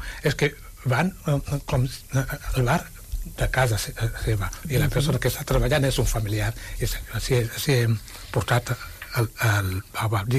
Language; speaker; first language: Catalan; non-native, fluent; Wolof